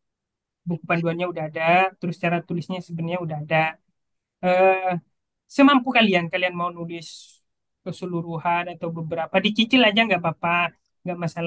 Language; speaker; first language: Indonesian; native; Indonesian